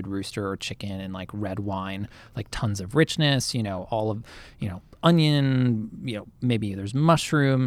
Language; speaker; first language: English; native; English